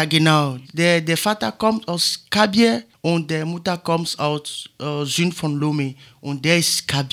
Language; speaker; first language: German; non-native, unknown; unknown